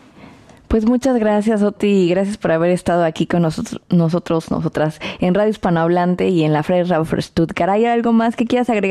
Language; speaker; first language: Spanish; native; Spanish